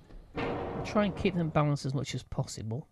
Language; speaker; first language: English; native; English